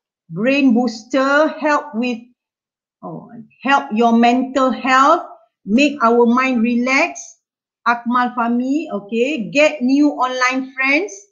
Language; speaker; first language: English; non-native, local second language; Malay